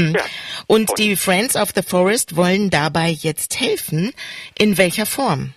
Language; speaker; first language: German; native; German